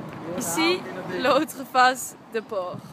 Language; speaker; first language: French; non-native, learner; Dutch